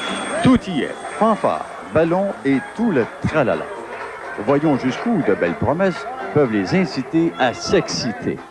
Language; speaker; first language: French; native; French